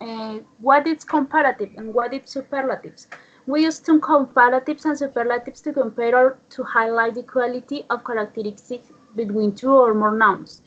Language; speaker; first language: English; non-native, learner; Spanish